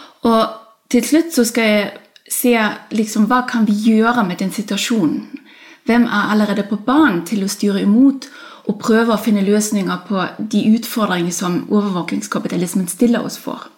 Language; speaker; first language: Norwegian; non-native, fluent; German